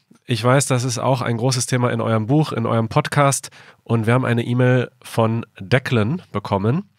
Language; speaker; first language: German; native; German